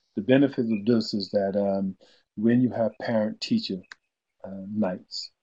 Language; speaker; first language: English; native; English